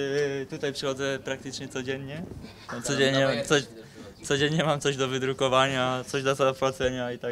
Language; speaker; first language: Polish; native; Polish